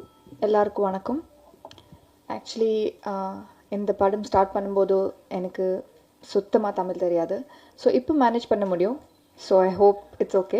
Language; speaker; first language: Tamil; non-native, learner; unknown